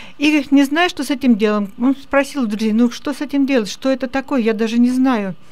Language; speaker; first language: Russian; native; Russian